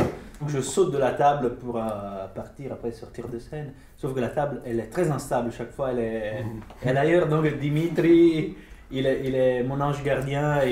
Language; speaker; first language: French; non-native, fluent; Italian